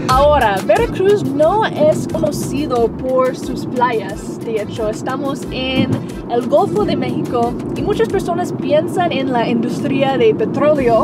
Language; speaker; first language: Spanish; non-native, fluent; English